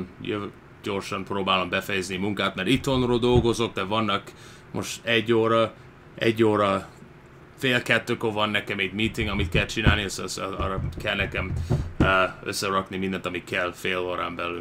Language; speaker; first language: Hungarian; early bilingual, heritage; Hungarian